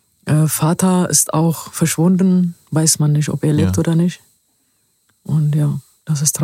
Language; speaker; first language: German; non-native, fluent; Amharic